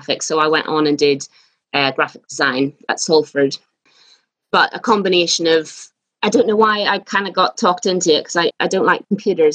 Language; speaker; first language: English; native; English